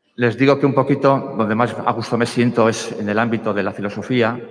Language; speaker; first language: Spanish; native; Spanish